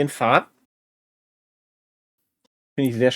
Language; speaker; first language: German; native; German